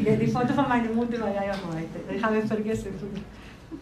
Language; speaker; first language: German; non-native, learner; Spanish